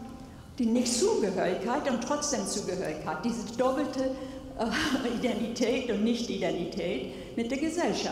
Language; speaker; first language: German; non-native, fluent; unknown